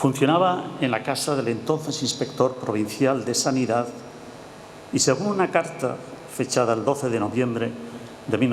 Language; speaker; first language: Spanish; native; Spanish